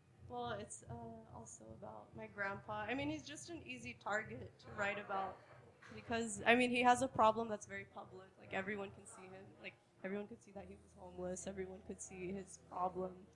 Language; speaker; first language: English; native; English